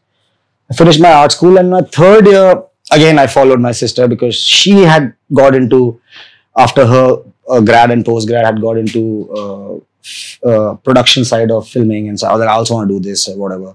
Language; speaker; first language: English; non-native, local second language; Gujarati